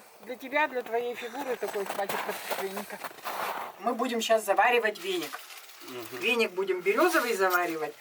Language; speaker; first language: Russian; native; Russian